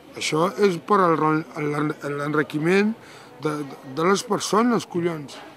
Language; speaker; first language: Catalan; non-native, fluent; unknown